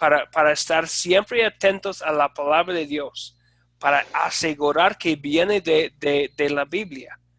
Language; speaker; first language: Spanish; non-native, fluent; English